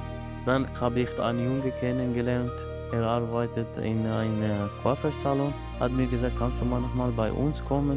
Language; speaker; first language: German; non-native, learner; Arabic